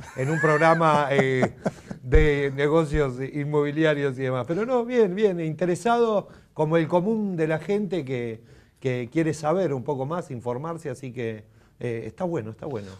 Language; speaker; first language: Spanish; native; Spanish